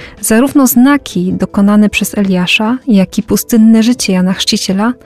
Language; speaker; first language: Polish; native; Polish